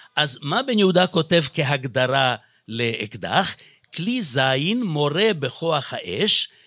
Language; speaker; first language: Hebrew; non-native, fluent; Hungarian